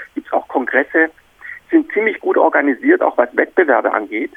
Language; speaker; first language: German; native; German